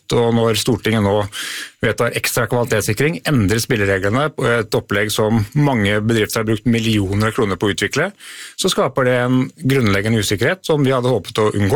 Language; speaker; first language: Norwegian; native; Norwegian